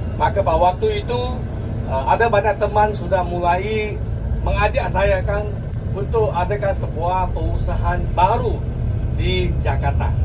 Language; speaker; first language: Malay; non-native, local second language; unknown